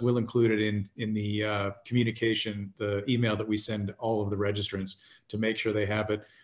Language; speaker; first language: English; native; English